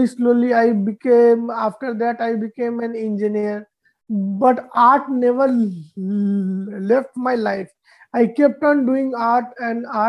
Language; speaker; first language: English; non-native, local second language; Bangla